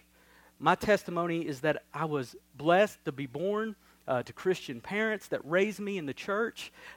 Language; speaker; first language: English; native; English